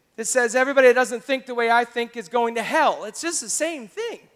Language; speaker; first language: English; native; English